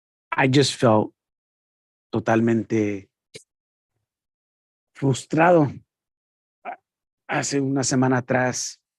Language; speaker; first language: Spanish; early bilingual, heritage; Spanish